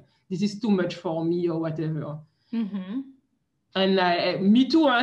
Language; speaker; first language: English; non-native, fluent; French